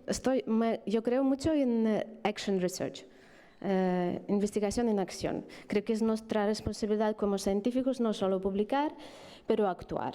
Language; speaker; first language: Spanish; non-native, fluent; Ukrainian